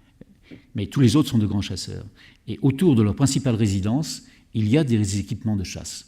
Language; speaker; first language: French; native; French